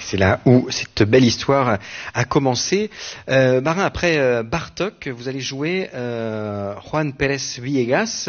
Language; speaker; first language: French; native; French